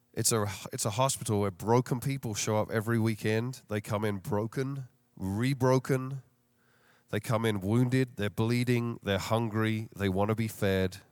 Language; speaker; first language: English; native; English